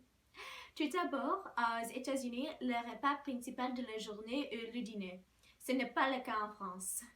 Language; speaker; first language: French; non-native, learner; English